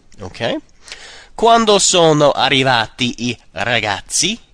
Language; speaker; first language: Italian; non-native, fluent; English